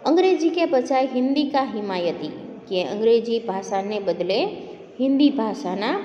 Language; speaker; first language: Hindi; non-native, local second language; Gujarati